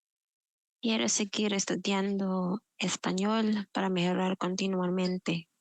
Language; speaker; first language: Spanish; non-native, learner; Filipino